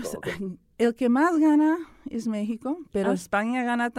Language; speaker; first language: Spanish; early bilingual, heritage; Spanish